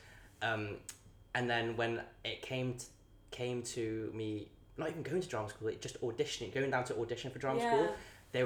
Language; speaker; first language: English; non-native, local second language; Cantonese